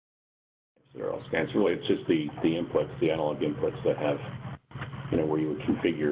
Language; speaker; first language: English; native; English